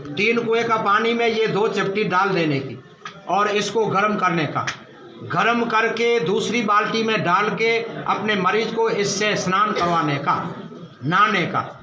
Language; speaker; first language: Hindi; non-native, local second language; Gujarati